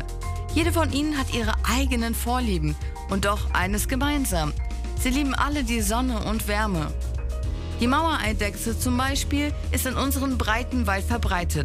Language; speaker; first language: German; native; German